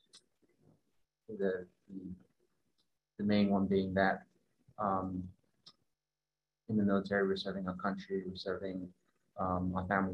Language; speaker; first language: English; native; English